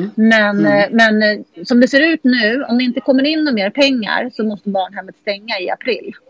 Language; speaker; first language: Swedish; native; Swedish